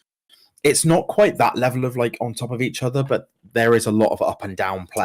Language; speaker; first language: English; native; English